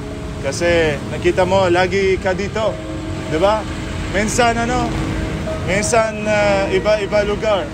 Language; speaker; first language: Filipino; non-native, learner; Arabic